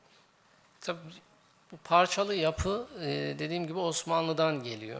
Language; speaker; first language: Turkish; native; Turkish